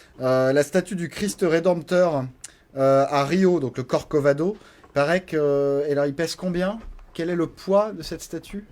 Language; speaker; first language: French; native; French